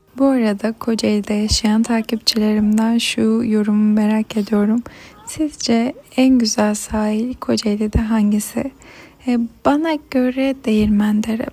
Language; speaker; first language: Turkish; native; Turkish